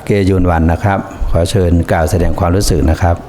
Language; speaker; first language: Thai; native; Thai